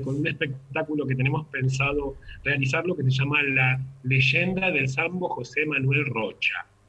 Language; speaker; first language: Spanish; native; Spanish